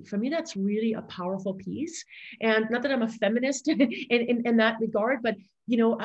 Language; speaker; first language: English; non-native, fluent; German